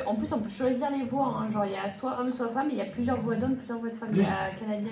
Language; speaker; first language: French; native; French